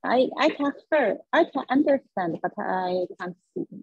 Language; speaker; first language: English; non-native, learner; Chinese